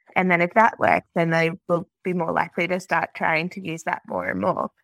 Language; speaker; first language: English; native; English